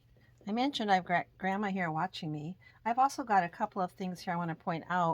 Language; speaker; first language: English; native; English